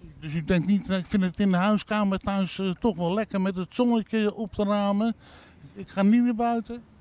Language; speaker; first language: Dutch; native; Dutch